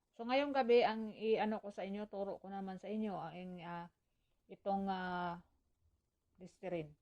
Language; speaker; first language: Filipino; non-native, local second language; Cebuano